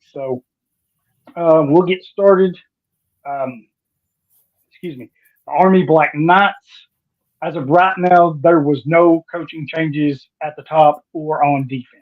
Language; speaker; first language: English; native; English